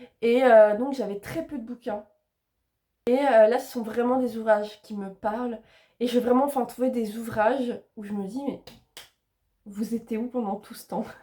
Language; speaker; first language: French; native; French